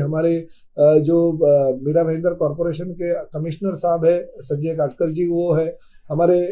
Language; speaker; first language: Hindi; non-native, local second language; Marathi